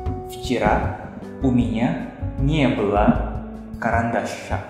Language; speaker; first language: Russian; non-native, fluent; Indonesian